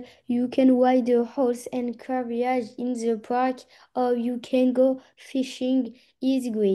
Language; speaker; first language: English; non-native, learner; French